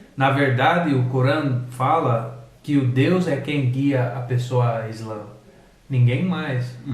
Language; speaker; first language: Portuguese; early bilingual, heritage; English